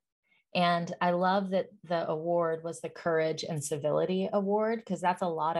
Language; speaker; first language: English; native; English